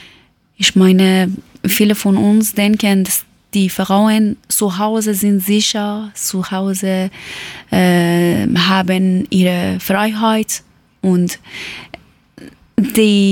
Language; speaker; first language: German; non-native, learner; Persian